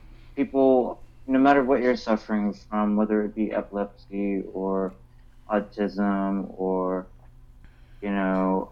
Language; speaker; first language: English; native; English